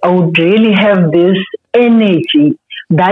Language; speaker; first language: English; non-native, local second language; Xhosa